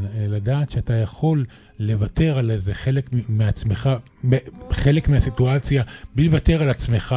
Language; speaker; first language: Hebrew; native; Hebrew